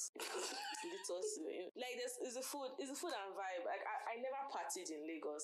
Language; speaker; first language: English; non-native, local second language; Igbo